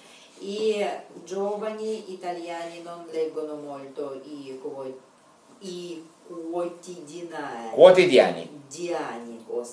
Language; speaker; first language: Italian; non-native, learner; Russian